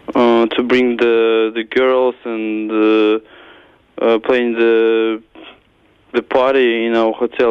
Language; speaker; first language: English; non-native, learner; Russian